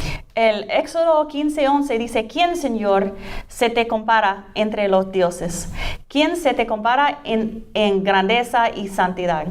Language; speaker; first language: Spanish; non-native, fluent; English